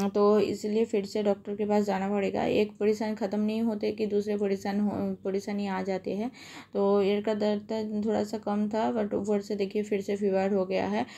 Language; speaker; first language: Hindi; non-native, local second language; Bangla